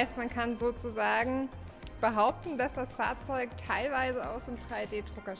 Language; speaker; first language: German; native; German